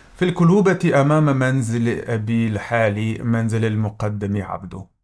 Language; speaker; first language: Arabic; non-native, learner; French